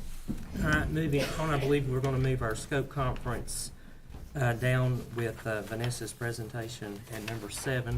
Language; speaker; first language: English; native; English